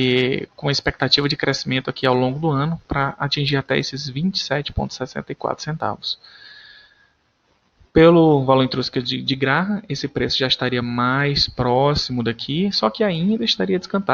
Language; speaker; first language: Portuguese; native; Portuguese